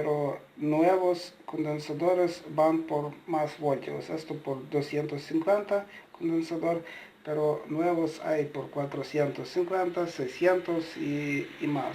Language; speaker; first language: Spanish; non-native, learner; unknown